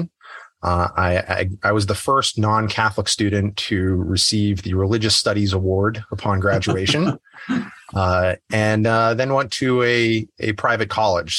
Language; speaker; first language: English; native; English